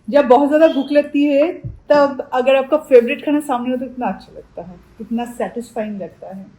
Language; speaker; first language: Hindi; non-native, local second language; Bangla